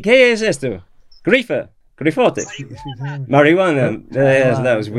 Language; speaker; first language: English; native; English